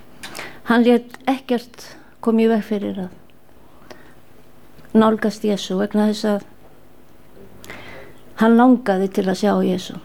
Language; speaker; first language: Icelandic; native; Icelandic